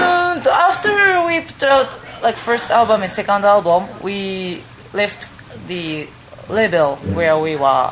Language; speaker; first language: English; non-native, fluent; Japanese